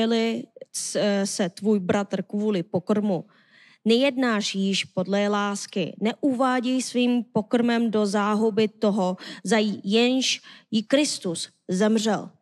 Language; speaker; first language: Czech; non-native, learner; Korean